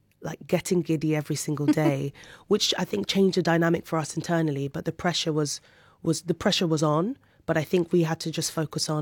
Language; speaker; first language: English; native; English